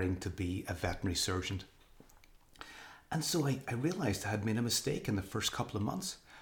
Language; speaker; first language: English; native; English